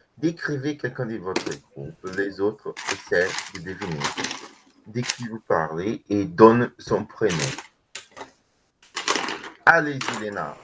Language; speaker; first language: French; non-native, learner; Portuguese